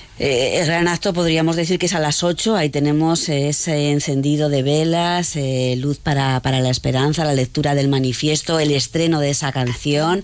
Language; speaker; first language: Spanish; native; Spanish